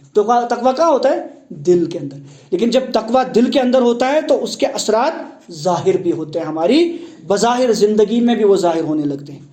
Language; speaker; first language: Urdu; non-native, local second language; Kashmiri